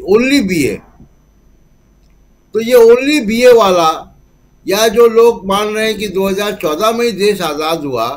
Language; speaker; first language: Hindi; native; Hindi